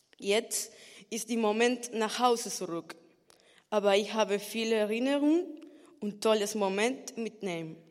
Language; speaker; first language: German; non-native, learner; Spanish